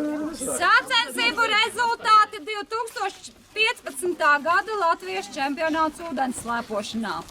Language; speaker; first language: Latvian; native; Latvian